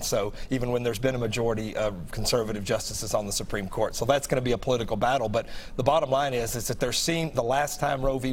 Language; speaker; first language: English; native; English